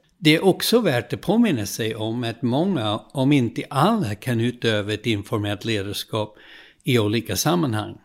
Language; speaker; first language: Swedish; non-native, fluent; English